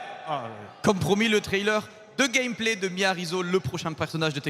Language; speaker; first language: French; native; French